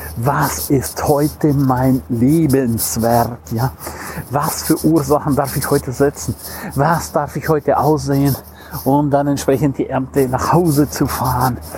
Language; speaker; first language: German; non-native, local second language; Romansh